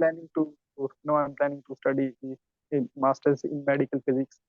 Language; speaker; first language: English; non-native, learner; Urdu